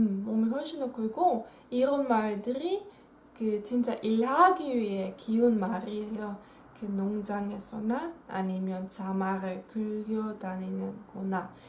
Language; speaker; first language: Korean; non-native, fluent; Dutch